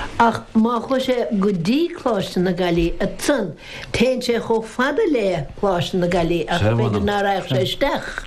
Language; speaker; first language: Irish; native; Irish